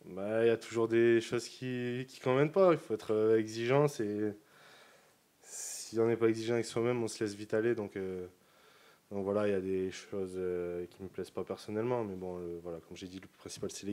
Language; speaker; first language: French; native; French